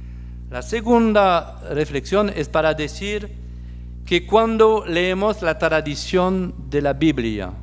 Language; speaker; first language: Spanish; non-native, fluent; French